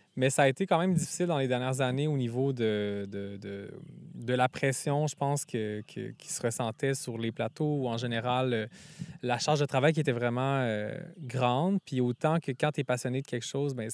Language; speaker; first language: French; native; French